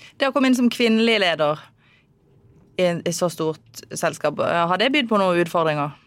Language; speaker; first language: Norwegian; native; Norwegian